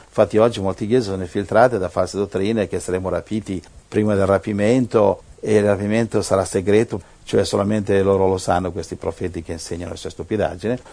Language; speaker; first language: Italian; native; Italian